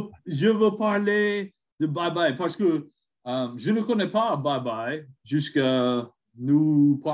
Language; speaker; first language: French; non-native, learner; English